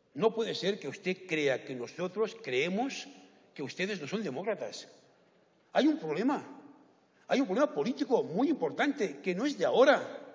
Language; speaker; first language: Spanish; native; Spanish